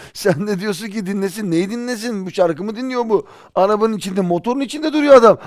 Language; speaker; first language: Turkish; early bilingual, heritage; Turkish